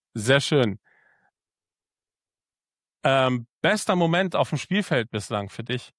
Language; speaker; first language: German; native; German